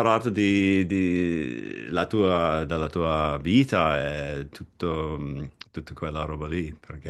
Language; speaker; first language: Italian; non-native, fluent; English